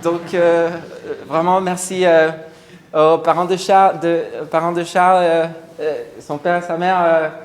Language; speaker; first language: French; non-native, fluent; Spanish